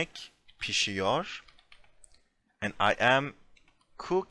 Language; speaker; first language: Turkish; non-native, fluent; English